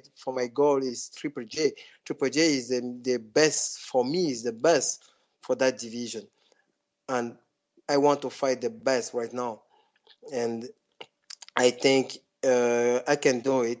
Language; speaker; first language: English; non-native, fluent; French